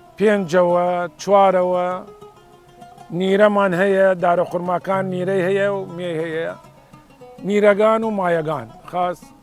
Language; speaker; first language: Central Kurdish; native; Central Kurdish